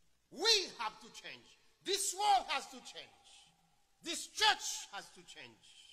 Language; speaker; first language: English; non-native, fluent; Haitian Creole